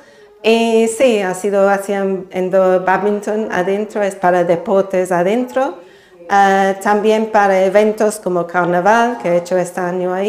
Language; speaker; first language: Spanish; non-native, fluent; English